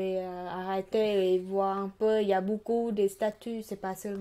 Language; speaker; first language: French; non-native, learner; Khmer